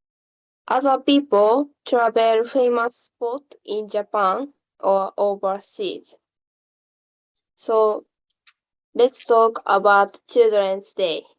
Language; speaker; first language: English; non-native, learner; Japanese